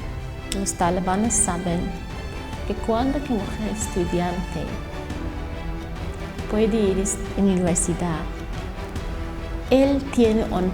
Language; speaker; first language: Spanish; non-native, learner; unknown